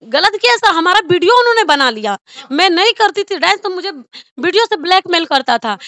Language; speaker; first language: Hindi; native; Hindi